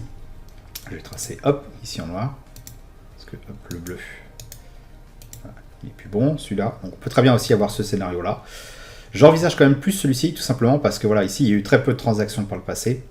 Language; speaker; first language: French; native; French